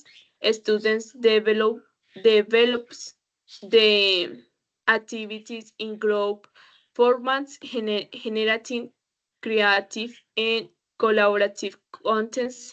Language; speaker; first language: English; non-native, learner; Spanish